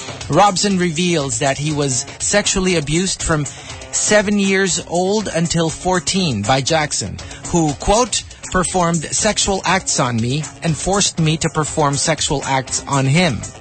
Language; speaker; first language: English; non-native, local second language; Filipino